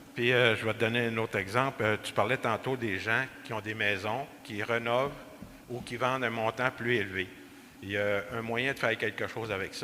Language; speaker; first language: French; native; French